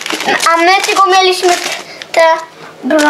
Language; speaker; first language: Polish; early bilingual, heritage; Polish